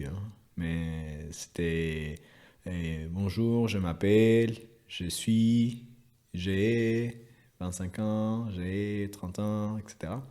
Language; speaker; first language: French; non-native, fluent; Spanish